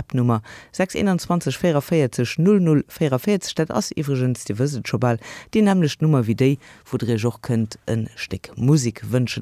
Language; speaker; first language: Luxembourgish; native; Luxembourgish